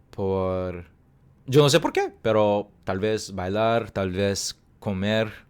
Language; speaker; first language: Spanish; non-native, learner; English